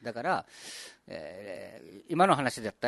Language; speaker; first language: Japanese; native; Japanese